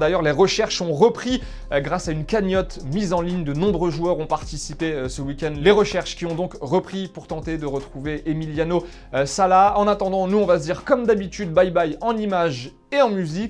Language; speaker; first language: French; native; French